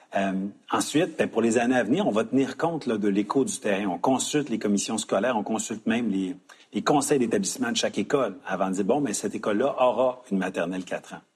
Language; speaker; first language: French; native; French